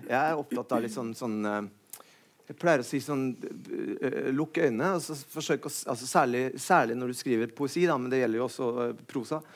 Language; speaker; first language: Norwegian; native; Norwegian